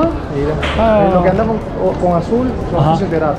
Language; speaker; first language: Spanish; native; Spanish